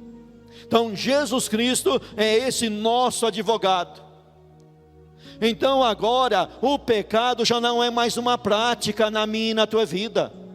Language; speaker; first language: Portuguese; native; Portuguese